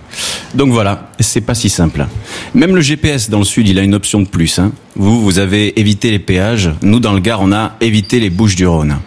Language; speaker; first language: French; native; French